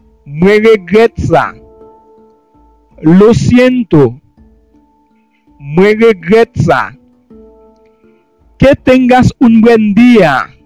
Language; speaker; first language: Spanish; non-native, fluent; Haitian Creole